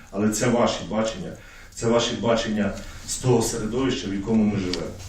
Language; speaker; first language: Ukrainian; native; Ukrainian